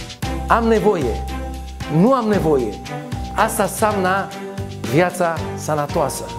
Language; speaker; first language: Romanian; non-native, learner; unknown